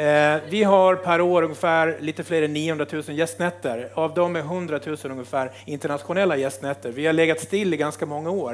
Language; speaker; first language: Swedish; native; Swedish